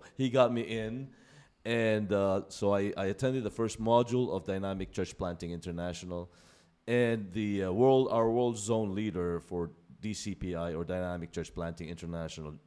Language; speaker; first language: English; non-native, local second language; Filipino